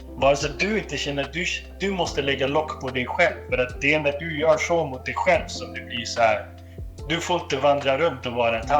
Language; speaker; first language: Swedish; native; Swedish